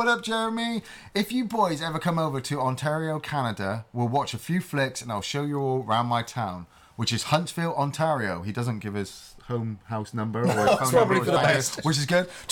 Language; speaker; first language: English; native; English